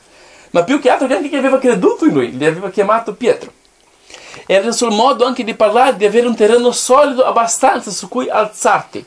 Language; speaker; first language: Italian; non-native, fluent; Portuguese